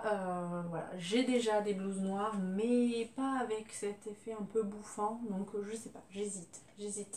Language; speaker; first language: French; native; French